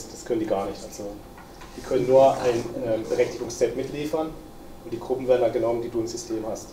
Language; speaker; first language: German; native; German